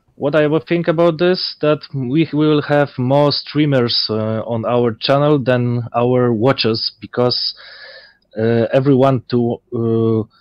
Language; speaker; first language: English; non-native, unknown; Polish